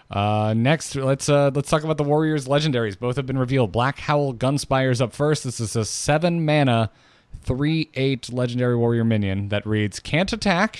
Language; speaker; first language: English; native; English